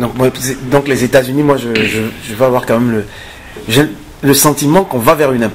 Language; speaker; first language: French; native; French